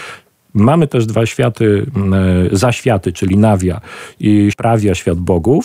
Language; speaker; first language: Polish; native; Polish